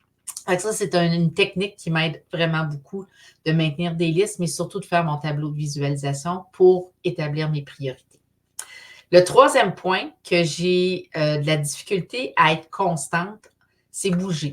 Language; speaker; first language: French; native; French